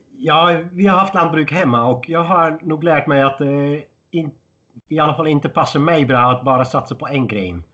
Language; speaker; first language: Swedish; non-native, fluent; Dutch